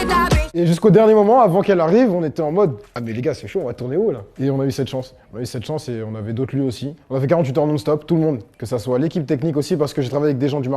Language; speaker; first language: French; native; French